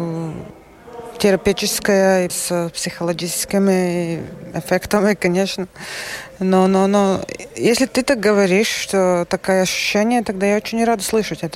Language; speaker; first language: Russian; non-native, local second language; Latvian